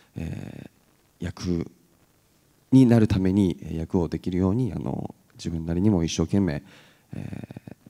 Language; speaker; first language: Japanese; native; Japanese